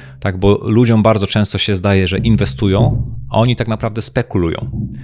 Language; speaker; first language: Polish; native; Polish